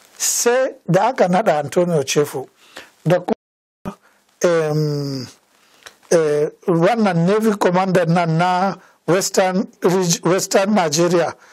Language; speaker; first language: Hausa; non-native, local second language; Fula